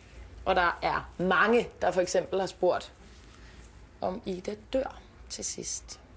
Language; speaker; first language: Danish; native; Danish